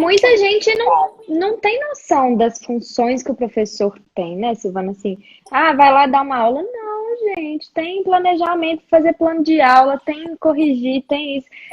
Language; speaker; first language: Portuguese; native; Portuguese